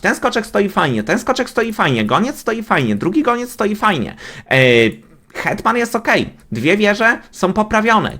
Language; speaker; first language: Polish; native; Polish